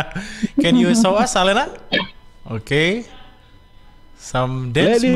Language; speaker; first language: English; non-native, fluent; Indonesian